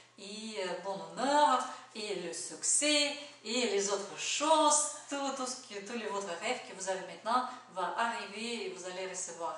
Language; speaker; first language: French; non-native, learner; Russian